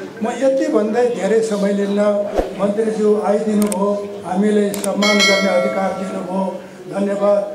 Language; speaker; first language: Nepali; non-native, local second language; Eastern Tamang